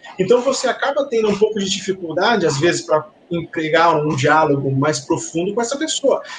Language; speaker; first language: Portuguese; native; Portuguese